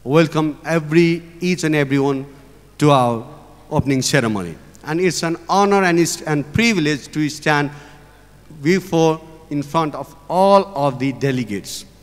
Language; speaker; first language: English; non-native, local second language; Nepali